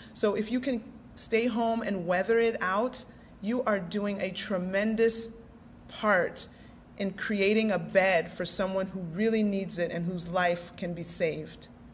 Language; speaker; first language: English; native; English